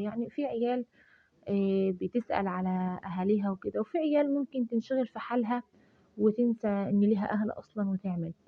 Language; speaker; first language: Arabic; native; Arabic